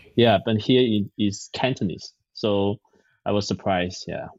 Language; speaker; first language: English; non-native, local second language; Cantonese